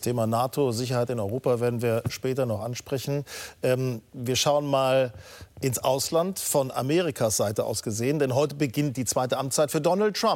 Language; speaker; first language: German; native; German